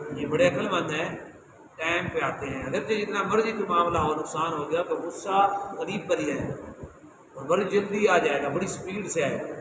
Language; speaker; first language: Urdu; non-native, local second language; Punjabi